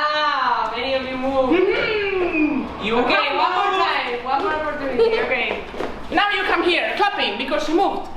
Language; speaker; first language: English; non-native, fluent; Greek